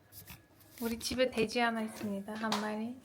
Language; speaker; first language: Korean; non-native, learner; Turkish